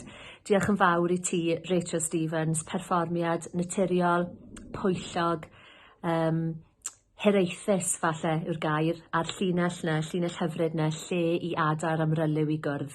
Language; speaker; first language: Welsh; native; Welsh